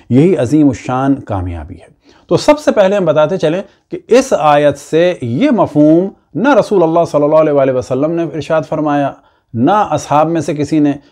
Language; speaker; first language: Urdu; native; Urdu